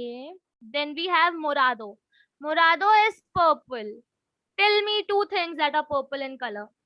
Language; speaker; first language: English; non-native, local second language; Hindi